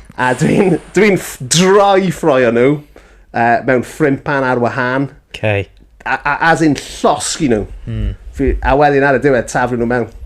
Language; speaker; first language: Welsh; native; Welsh